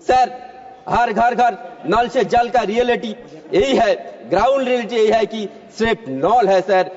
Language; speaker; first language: Hindi; non-native, local second language; Bangla